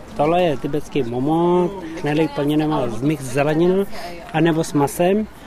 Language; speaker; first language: Czech; non-native, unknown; Tibetan